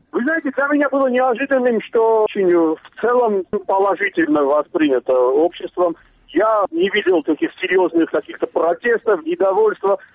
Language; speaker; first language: Russian; non-native, local second language; Armenian